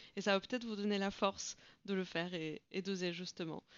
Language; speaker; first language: French; non-native, fluent; Bulgarian